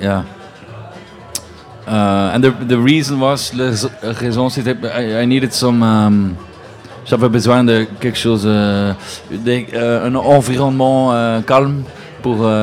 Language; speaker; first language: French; non-native, local second language; Dutch